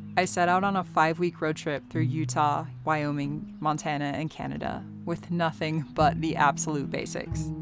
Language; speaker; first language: English; native; English